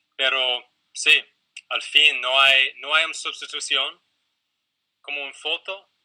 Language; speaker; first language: Spanish; non-native, fluent; English